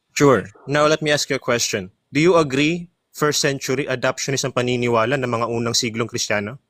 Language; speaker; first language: Filipino; native; Filipino